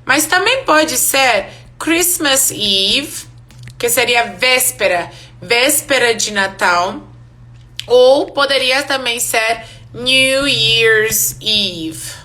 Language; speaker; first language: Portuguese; non-native, fluent; English